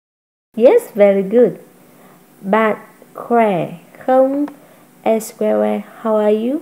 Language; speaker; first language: English; non-native, fluent; Vietnamese